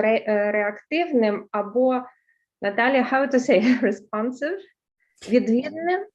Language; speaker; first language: Ukrainian; early bilingual, heritage; Ukrainian